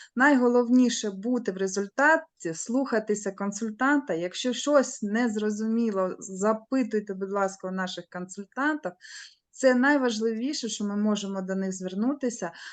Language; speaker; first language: Ukrainian; non-native, local second language; Russian